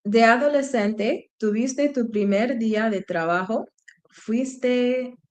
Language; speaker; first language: Spanish; non-native, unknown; English